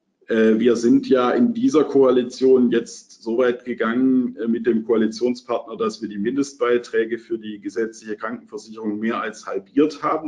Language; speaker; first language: German; native; German